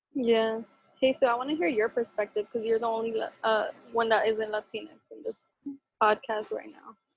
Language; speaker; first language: English; native; English